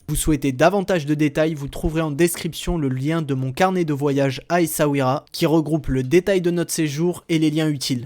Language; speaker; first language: French; native; French